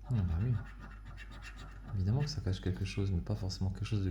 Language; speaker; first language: French; native; French